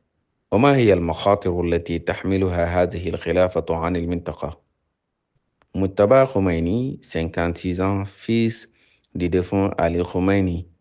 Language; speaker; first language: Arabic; non-native, fluent; Wolof